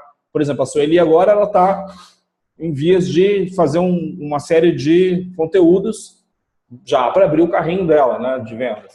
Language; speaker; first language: Portuguese; native; Portuguese